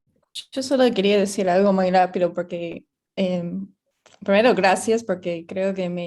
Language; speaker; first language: Spanish; non-native, fluent; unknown